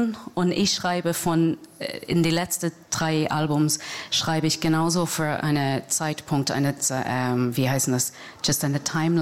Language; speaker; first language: German; non-native, learner; English